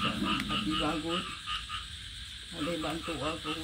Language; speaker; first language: Indonesian; non-native, local second language; Hakka Chinese